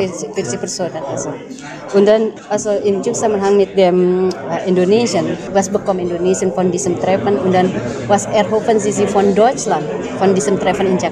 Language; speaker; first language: German; non-native, learner; Indonesian